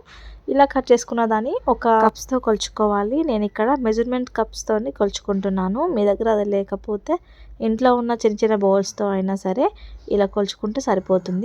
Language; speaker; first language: Telugu; native; Telugu